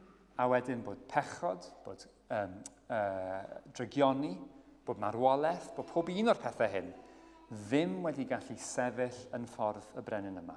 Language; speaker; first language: Welsh; native; Welsh